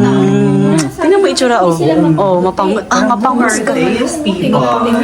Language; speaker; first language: Filipino; native; Filipino